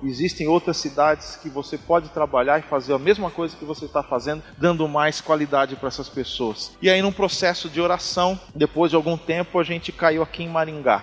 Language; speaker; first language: Portuguese; native; Portuguese